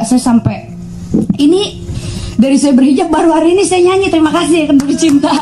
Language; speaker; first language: Indonesian; native; Indonesian